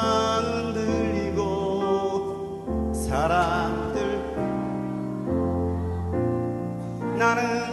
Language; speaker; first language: Korean; native; Korean